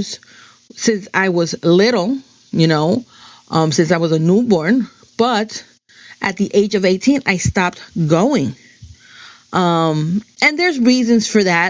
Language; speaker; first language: English; early bilingual, other home language; Spanish